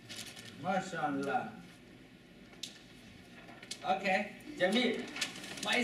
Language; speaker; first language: Arabic; non-native, learner; Chinese